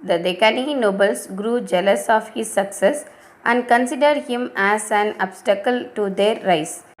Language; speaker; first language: English; non-native, local second language; Tamil